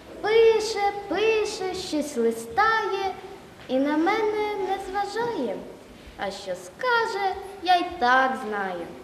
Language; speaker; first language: Ukrainian; native; Ukrainian